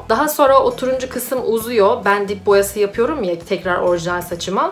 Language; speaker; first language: Turkish; native; Turkish